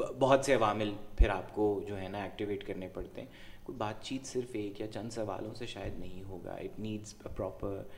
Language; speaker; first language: Urdu; non-native, local second language; Punjabi